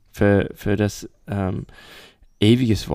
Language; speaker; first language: German; non-native, learner; English